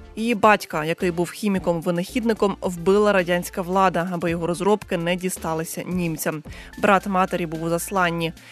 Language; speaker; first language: Ukrainian; native; Ukrainian